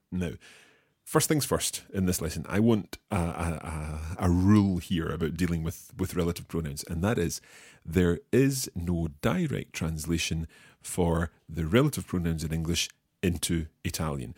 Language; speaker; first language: English; native; English